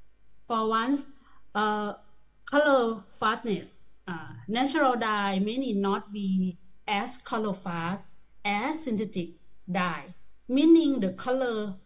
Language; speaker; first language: English; non-native, learner; Thai